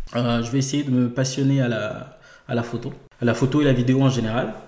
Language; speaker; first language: French; non-native, local second language; Ewe